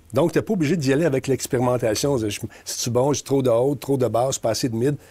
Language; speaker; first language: French; native; French